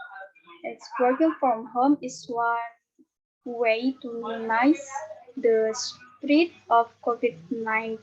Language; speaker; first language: English; non-native, learner; Indonesian